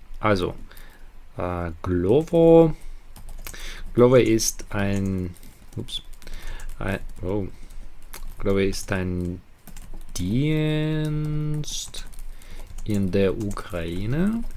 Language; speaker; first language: German; non-native, learner; Ukrainian